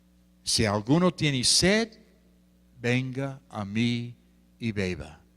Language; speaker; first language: Spanish; non-native, fluent; English